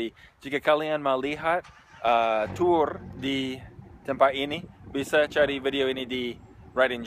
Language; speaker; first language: Indonesian; non-native, fluent; English